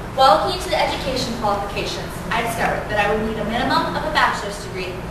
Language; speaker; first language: English; native; English